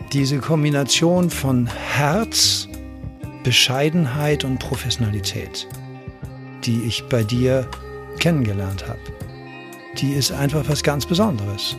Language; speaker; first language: German; native; German